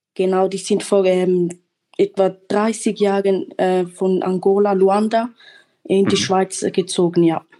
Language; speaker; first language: German; native; German